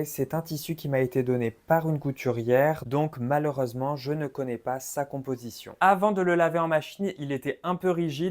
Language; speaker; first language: French; native; French